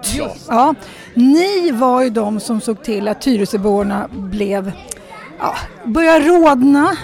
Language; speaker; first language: Swedish; native; Swedish